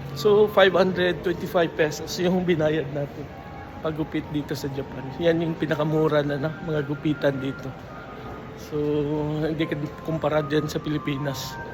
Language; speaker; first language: Filipino; native; Filipino